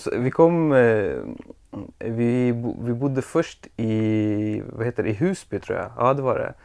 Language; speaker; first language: Swedish; early bilingual, other home language; Persian